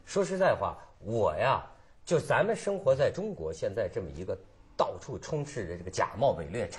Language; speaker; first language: Chinese; native; Chinese